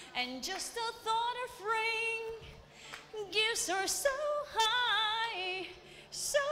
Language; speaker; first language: English; non-native, fluent; Turkish